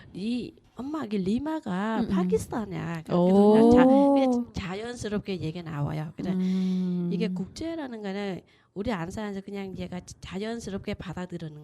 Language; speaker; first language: Korean; non-native, learner; Vietnamese